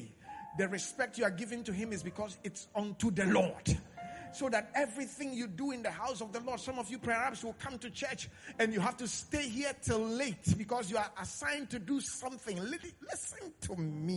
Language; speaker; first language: English; non-native, local second language; Akan